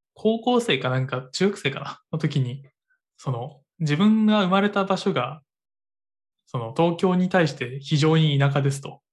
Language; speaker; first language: Japanese; native; Japanese